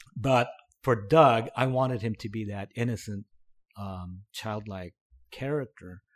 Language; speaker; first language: English; non-native, local second language; Filipino